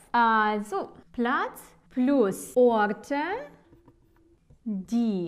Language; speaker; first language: German; non-native, fluent; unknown